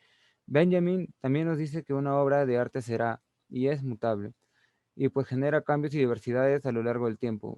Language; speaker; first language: Spanish; native; Spanish